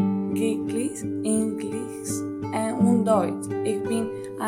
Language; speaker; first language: German; non-native, learner; Greek